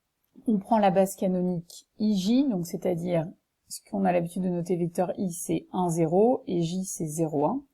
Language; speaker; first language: French; native; French